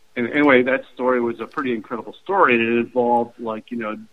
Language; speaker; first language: English; native; English